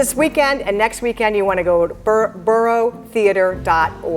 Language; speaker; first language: English; native; English